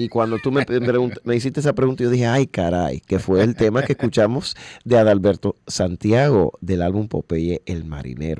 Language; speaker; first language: Spanish; early bilingual, heritage; Spanish